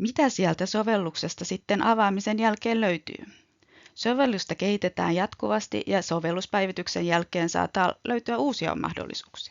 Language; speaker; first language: Finnish; native; Finnish